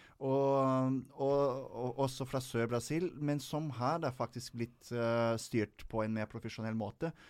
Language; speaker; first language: Norwegian; non-native, fluent; Portuguese